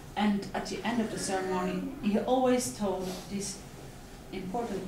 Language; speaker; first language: English; non-native, fluent; Dutch